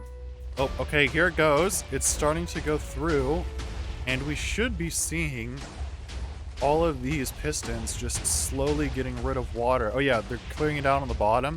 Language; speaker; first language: English; native; English